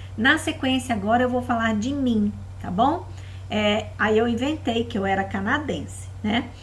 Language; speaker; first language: Portuguese; native; Portuguese